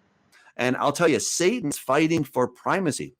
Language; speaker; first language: English; native; English